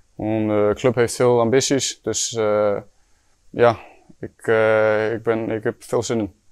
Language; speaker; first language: Dutch; non-native, fluent; Icelandic